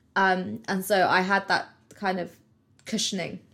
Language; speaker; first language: English; native; English